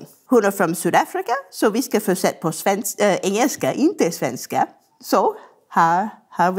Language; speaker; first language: Swedish; non-native, learner; English